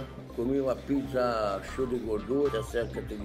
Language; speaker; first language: Portuguese; non-native, fluent; French